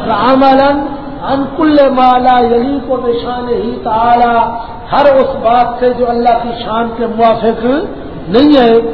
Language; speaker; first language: Urdu; non-native, local second language; Punjabi